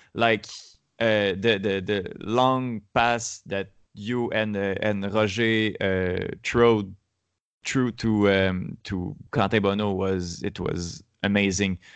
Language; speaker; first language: English; non-native, learner; French